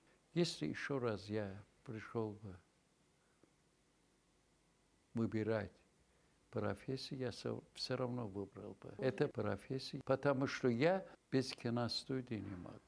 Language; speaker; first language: Russian; non-native, local second language; Azerbaijani